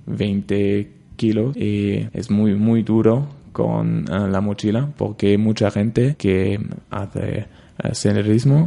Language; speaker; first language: Spanish; non-native, learner; German